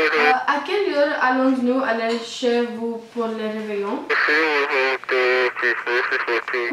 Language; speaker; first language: French; non-native, learner; English